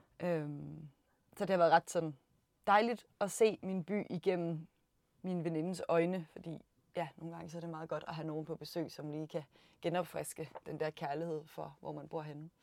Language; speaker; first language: Danish; native; Danish